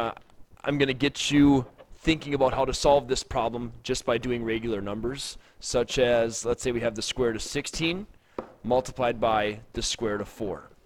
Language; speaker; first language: English; native; English